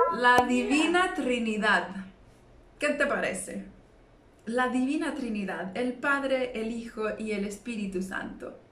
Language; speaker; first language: Spanish; native; Spanish